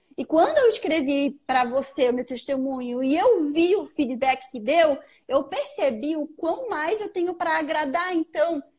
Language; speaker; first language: Portuguese; native; Portuguese